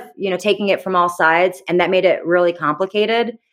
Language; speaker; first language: English; native; English